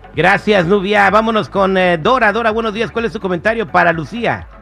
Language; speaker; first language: Spanish; early bilingual, heritage; Spanish